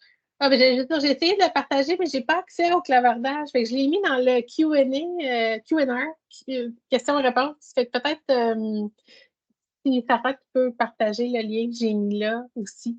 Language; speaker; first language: French; native; French